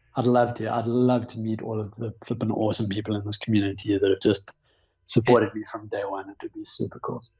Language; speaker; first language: English; native; English